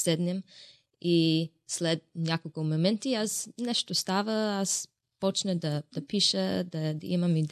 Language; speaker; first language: Bulgarian; non-native, learner; English